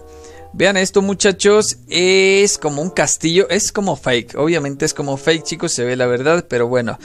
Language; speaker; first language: Spanish; native; Spanish